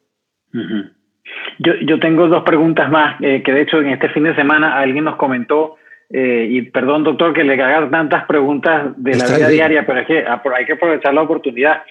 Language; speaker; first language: Spanish; native; Spanish